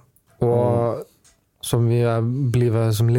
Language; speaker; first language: Danish; non-native, learner; Icelandic